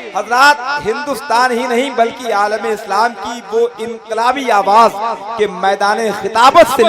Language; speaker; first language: Hindi; native; Hindi